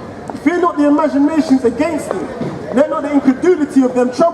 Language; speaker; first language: English; native; English